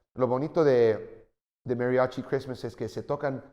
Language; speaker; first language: Spanish; early bilingual, heritage; Spanish